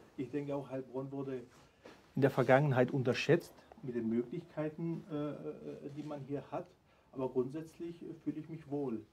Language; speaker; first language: German; early bilingual, other home language; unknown